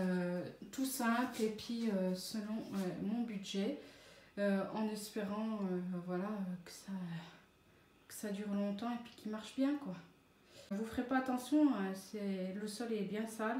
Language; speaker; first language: French; native; French